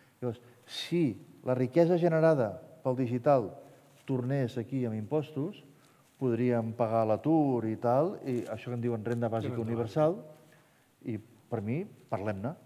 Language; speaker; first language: Catalan; native; Catalan